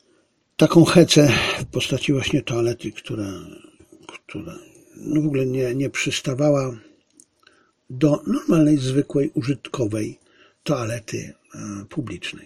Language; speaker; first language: Polish; native; Polish